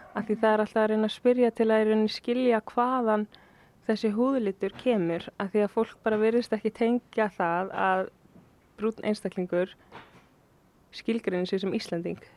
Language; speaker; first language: Icelandic; native; Icelandic